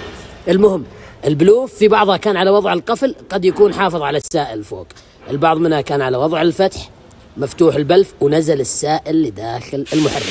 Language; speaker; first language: Arabic; native; Arabic